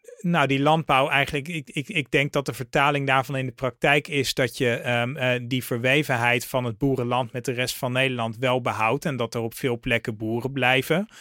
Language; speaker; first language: Dutch; native; Dutch